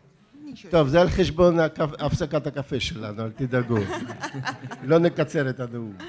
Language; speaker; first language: Hebrew; non-native, fluent; Russian